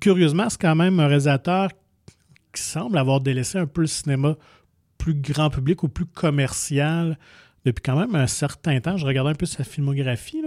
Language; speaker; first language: French; native; French